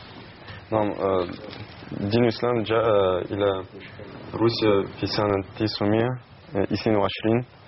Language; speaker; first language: Arabic; non-native, learner; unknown